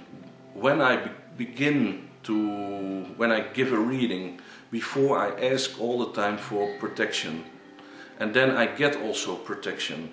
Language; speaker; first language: English; non-native, learner; Dutch